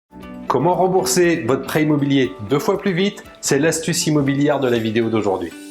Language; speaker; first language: French; native; French